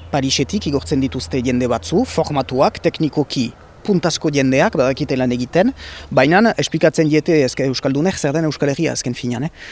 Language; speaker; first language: Basque; native; Basque